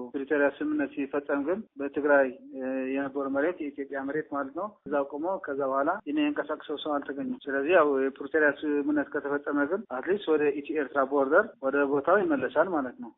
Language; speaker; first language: Amharic; non-native, local second language; Tigrinya